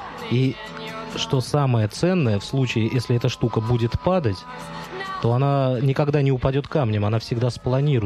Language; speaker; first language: Russian; native; Russian